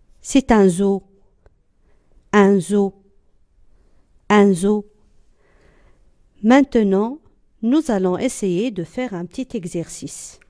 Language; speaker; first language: French; non-native, local second language; Arabic